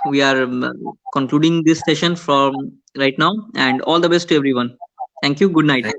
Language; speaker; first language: English; non-native, local second language; Bangla